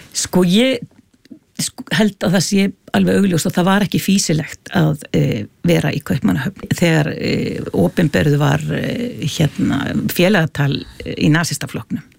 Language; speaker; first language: Icelandic; native; Icelandic